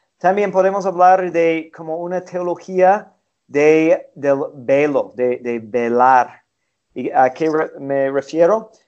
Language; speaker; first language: Spanish; non-native, fluent; English